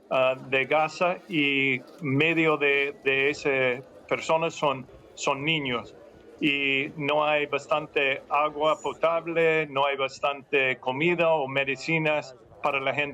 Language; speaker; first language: Spanish; non-native, fluent; English